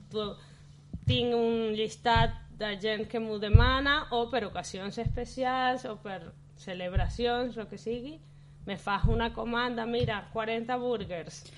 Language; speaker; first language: Catalan; non-native, fluent; Spanish